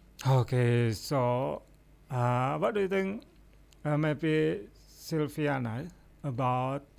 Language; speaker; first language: English; non-native, fluent; Indonesian